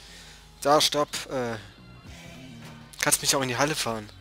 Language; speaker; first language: German; native; German